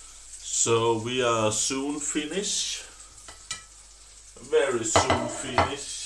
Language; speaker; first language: English; non-native, learner; Danish